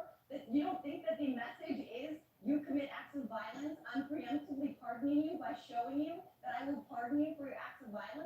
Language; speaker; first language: English; native; English